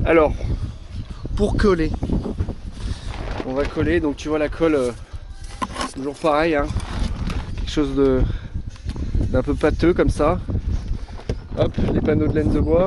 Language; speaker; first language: French; native; French